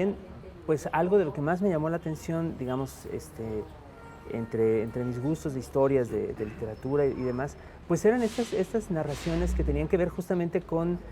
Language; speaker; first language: Spanish; native; Spanish